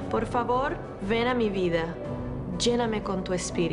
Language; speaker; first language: Spanish; native; Spanish